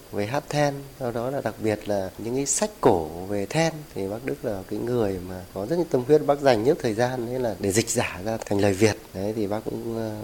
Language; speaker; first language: Vietnamese; non-native, local second language; Tày